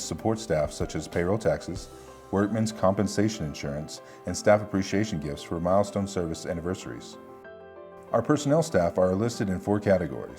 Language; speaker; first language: English; native; English